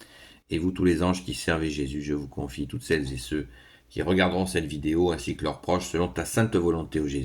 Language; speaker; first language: French; native; French